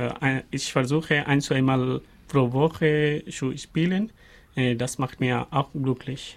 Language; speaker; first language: German; non-native, learner; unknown